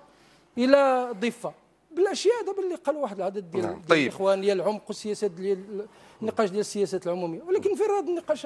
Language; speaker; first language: Arabic; native; Arabic